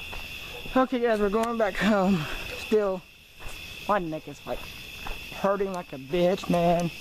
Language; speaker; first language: English; native; English